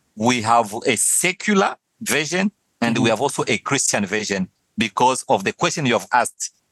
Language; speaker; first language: English; non-native, fluent; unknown